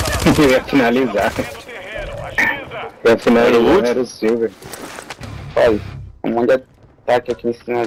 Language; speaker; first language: Portuguese; native; Portuguese